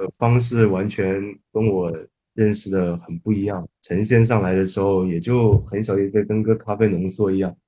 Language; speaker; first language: Chinese; non-native, fluent; Japanese